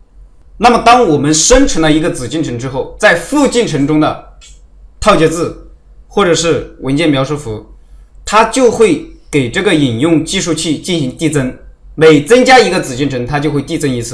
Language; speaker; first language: Chinese; native; Chinese